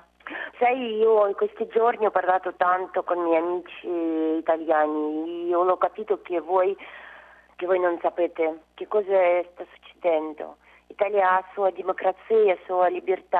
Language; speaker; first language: Italian; non-native, learner; Russian